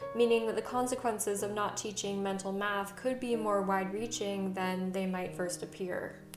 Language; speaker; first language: English; native; English